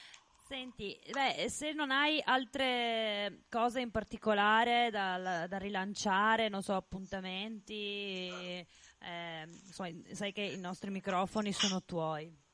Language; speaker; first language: Italian; native; Italian